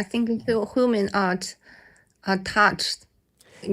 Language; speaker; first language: English; non-native, learner; Chinese